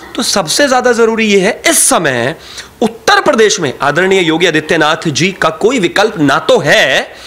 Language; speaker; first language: Hindi; native; Hindi